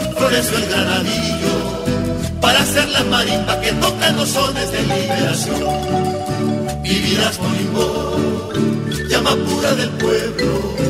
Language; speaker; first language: Spanish; native; Spanish